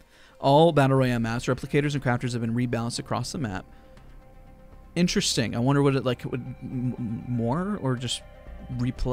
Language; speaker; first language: English; native; English